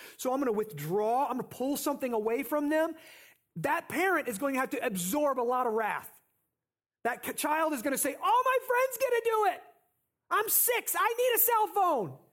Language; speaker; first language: English; native; English